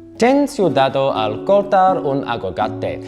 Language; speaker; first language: Spanish; non-native, learner; English